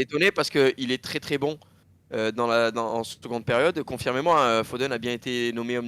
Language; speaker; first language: French; native; French